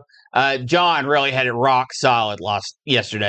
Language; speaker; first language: English; native; English